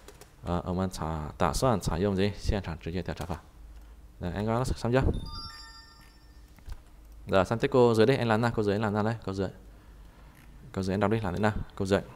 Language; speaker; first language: Chinese; non-native, fluent; Vietnamese